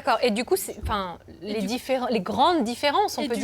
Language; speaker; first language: French; native; French